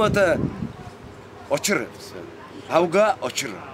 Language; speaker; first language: Russian; non-native, learner; Mongolian